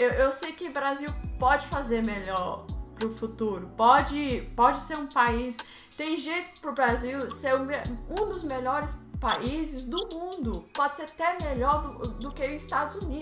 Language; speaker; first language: Portuguese; early bilingual, heritage; Portuguese